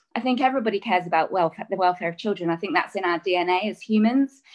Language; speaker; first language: English; native; English